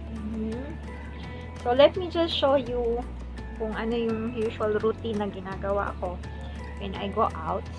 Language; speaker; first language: Filipino; non-native, local second language; Chavacano